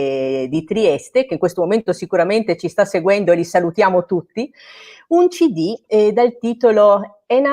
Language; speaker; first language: Italian; native; Italian